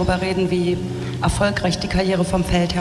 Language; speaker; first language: German; native; German